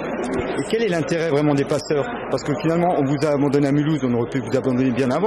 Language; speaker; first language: French; native; French